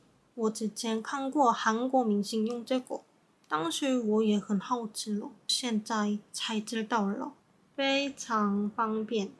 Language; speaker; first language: Chinese; non-native, learner; Korean